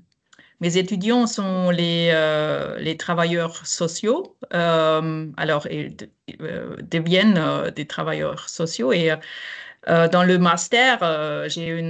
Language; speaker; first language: French; non-native, fluent; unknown